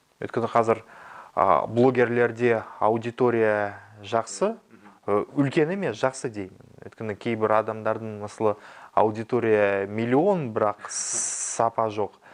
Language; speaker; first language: Kazakh; non-native, local second language; Russian